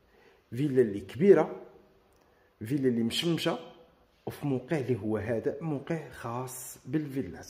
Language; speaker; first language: Arabic; native; Arabic